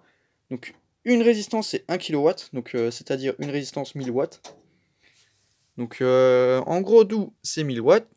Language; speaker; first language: French; native; French